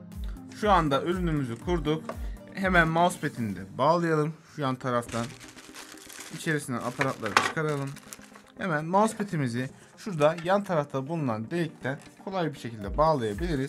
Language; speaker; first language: Turkish; native; Turkish